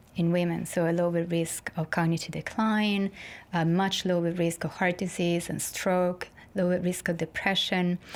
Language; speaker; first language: English; non-native, fluent; Italian